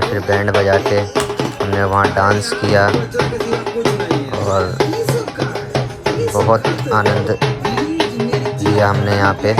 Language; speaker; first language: Hindi; native; Hindi